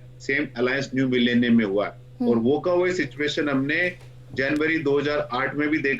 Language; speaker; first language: Hindi; native; Hindi